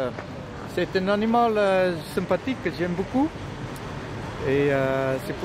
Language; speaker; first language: French; non-native, learner; Dutch